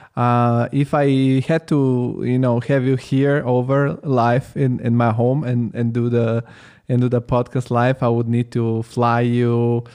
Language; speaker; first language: English; non-native, fluent; Italian